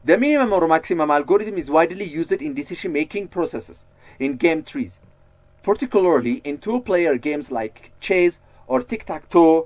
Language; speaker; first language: English; non-native, local second language; Amharic